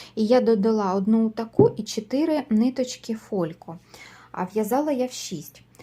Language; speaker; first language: Ukrainian; native; Ukrainian